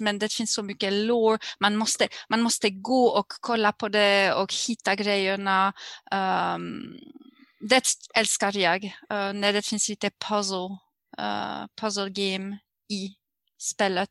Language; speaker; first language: Swedish; non-native, learner; French